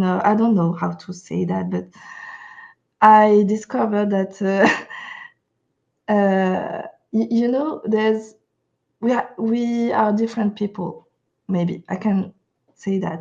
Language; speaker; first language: English; non-native, fluent; French